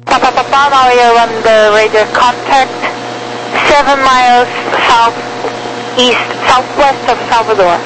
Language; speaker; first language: English; non-native, learner; Portuguese